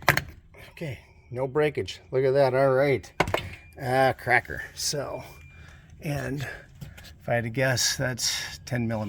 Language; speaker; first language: English; native; English